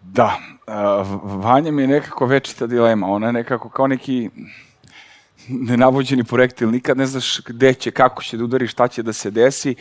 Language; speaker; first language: Serbian; native; Serbian